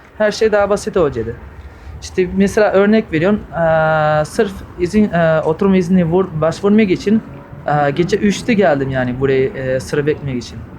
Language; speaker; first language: Turkish; early bilingual, heritage; Turkish